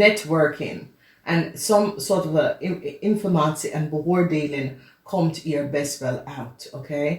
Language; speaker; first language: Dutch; non-native, fluent; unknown